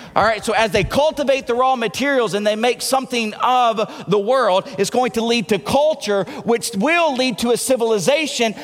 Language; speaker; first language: English; native; English